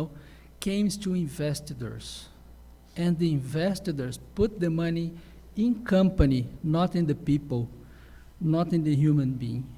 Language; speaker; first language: English; non-native, learner; Portuguese